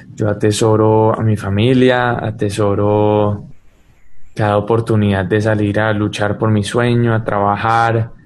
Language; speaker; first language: Spanish; early bilingual, heritage; Spanish